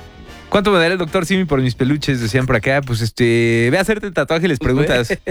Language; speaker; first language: Spanish; native; Spanish